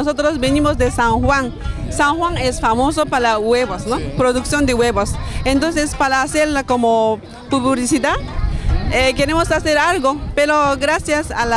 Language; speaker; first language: Spanish; non-native, local second language; Japanese